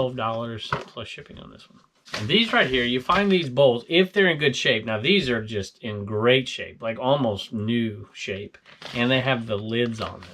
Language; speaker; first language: English; native; English